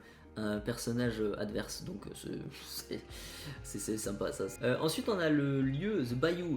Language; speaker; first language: French; native; French